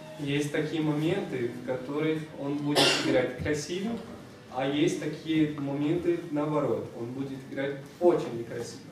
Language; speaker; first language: Russian; non-native, fluent; Portuguese